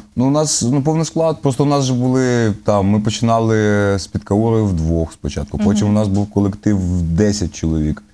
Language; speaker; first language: Ukrainian; native; Ukrainian